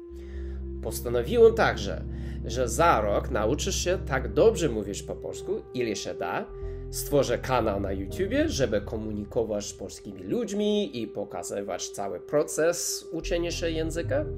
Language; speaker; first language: Polish; non-native, learner; English